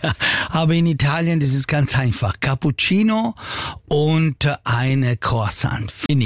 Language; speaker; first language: German; non-native, learner; Italian